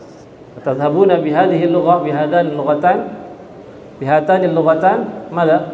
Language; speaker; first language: Arabic; non-native, fluent; Indonesian